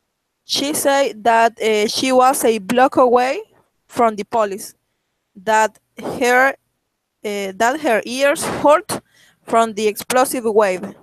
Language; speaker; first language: English; non-native, learner; Spanish